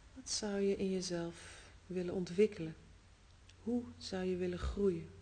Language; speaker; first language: Dutch; native; Dutch